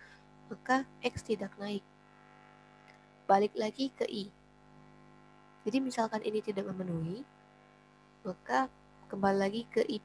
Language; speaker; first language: Indonesian; native; Indonesian